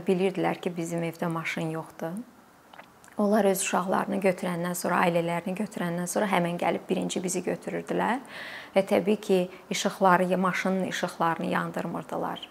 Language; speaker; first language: Azerbaijani; native; Azerbaijani